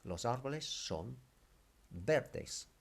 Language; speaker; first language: Spanish; non-native, fluent; English